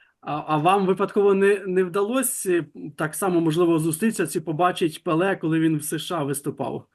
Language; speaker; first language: Ukrainian; native; Ukrainian